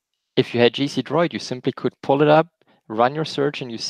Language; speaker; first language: English; non-native, fluent; German